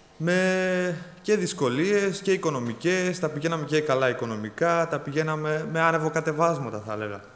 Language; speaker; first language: Greek; early bilingual, other home language; Bulgarian